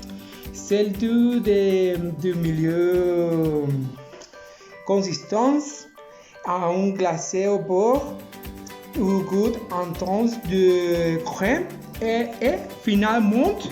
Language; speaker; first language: French; non-native, learner; Spanish